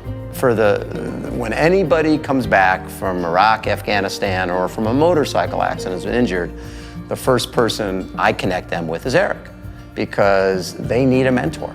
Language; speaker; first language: English; native; English